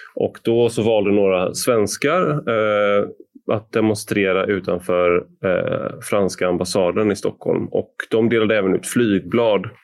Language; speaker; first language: Swedish; native; Swedish